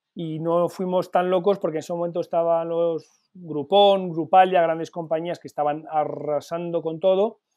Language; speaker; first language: Spanish; early bilingual, heritage; Spanish